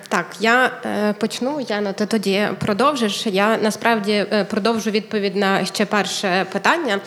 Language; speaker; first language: Ukrainian; native; Ukrainian